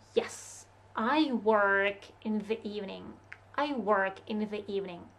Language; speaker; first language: English; non-native, fluent; Russian